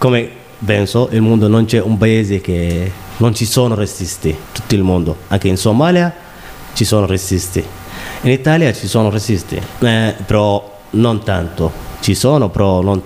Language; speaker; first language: Italian; non-native, learner; Somali